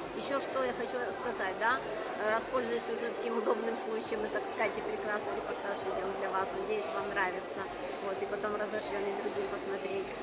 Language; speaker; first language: Russian; non-native, local second language; Ukrainian